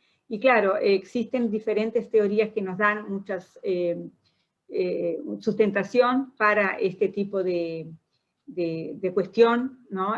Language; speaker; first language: Spanish; non-native, fluent; Portuguese